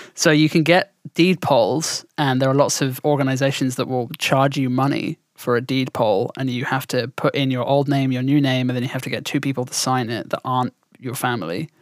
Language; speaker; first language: English; native; English